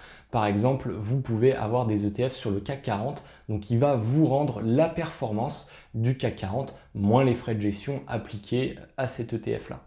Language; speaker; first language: French; native; French